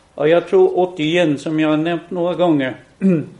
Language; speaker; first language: Swedish; non-native, fluent; English